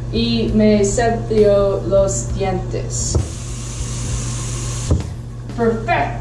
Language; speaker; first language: Spanish; non-native, learner; English